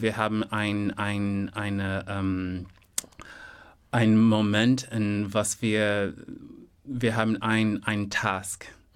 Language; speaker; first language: German; non-native, learner; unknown